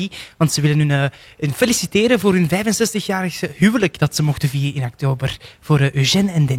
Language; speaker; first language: Dutch; native; Dutch